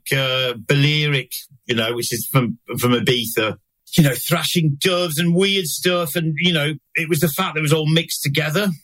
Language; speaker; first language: English; native; English